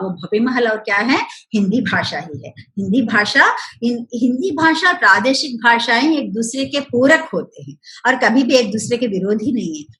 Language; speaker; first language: Hindi; non-native, local second language; Telugu